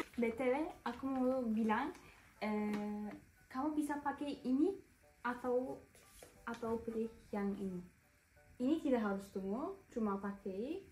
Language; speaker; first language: Indonesian; non-native, learner; Turkish